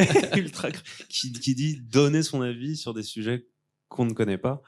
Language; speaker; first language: French; native; French